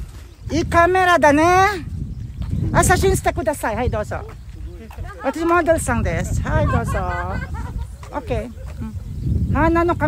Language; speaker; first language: Japanese; non-native, learner; Filipino